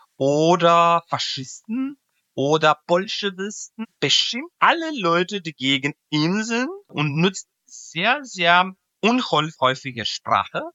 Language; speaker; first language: German; non-native, fluent; Serbian